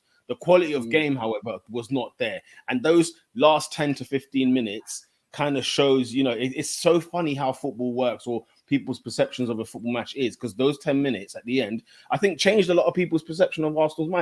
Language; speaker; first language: English; native; English